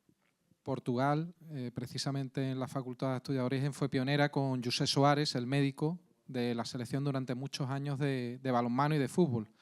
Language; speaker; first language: Spanish; native; Spanish